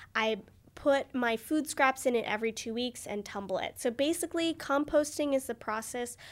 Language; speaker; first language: English; native; English